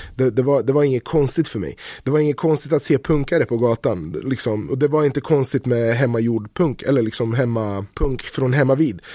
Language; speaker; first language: Swedish; early bilingual, other home language; Bosnian